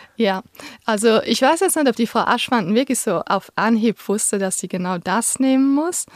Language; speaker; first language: German; non-native, local second language; Luxembourgish